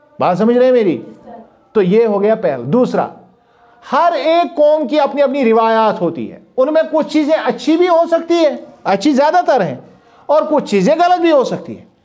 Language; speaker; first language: Urdu; non-native, local second language; Kashmiri